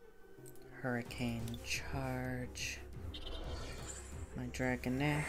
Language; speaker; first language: English; native; English